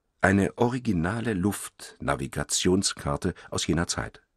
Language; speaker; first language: German; native; German